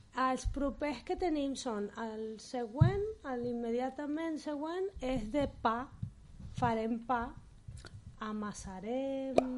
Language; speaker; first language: Catalan; non-native, fluent; Spanish